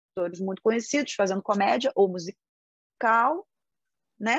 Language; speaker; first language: Portuguese; native; Portuguese